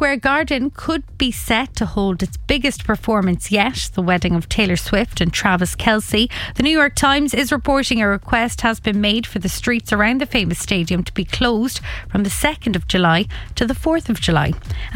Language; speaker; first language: English; native; English